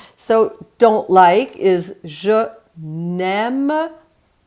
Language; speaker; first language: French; non-native, fluent; English